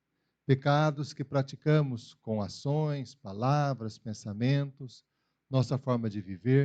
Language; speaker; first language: Portuguese; native; Portuguese